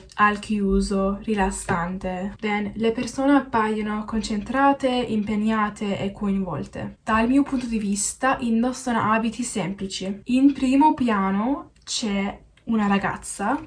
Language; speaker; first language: Italian; non-native, learner; English